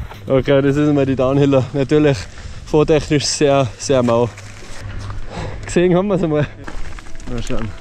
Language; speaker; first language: German; native; German